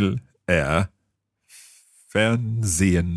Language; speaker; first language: German; non-native, learner; English